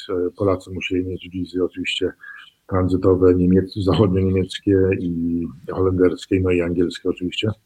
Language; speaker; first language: Polish; early bilingual, heritage; Polish